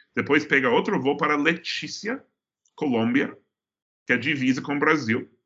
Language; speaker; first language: Portuguese; non-native, fluent; English